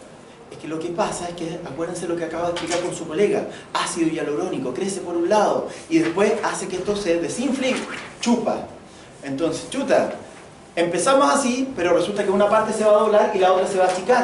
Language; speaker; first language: Spanish; native; Spanish